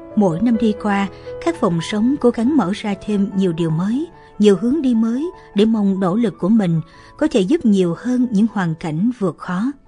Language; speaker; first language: Vietnamese; native; Vietnamese